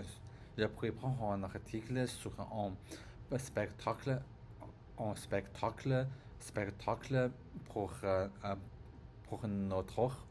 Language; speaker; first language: French; non-native, learner; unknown